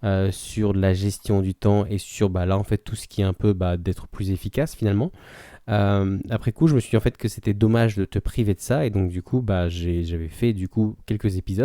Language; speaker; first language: French; native; French